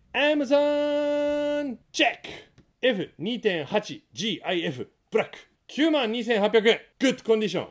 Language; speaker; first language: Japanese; non-native, fluent; English